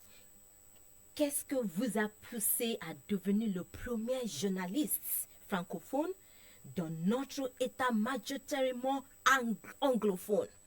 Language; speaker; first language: French; non-native, fluent; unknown